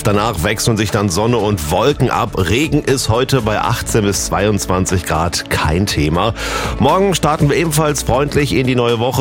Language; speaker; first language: German; native; German